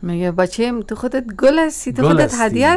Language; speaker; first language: Persian; native; Persian